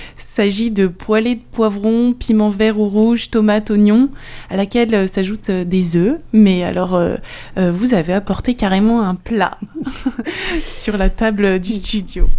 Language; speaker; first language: French; native; French